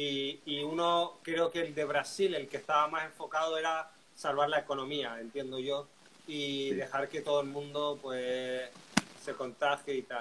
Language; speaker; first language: Portuguese; non-native, learner; Spanish